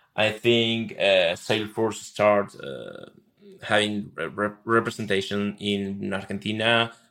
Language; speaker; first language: English; non-native, fluent; Spanish